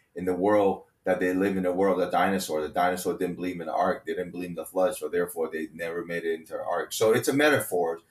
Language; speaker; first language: English; early bilingual, other home language; Chinese